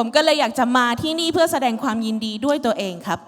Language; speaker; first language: Thai; native; Thai